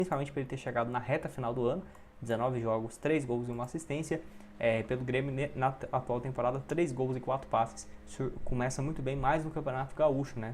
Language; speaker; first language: Portuguese; native; Portuguese